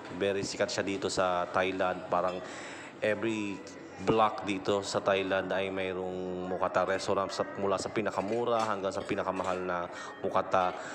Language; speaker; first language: Filipino; native; Filipino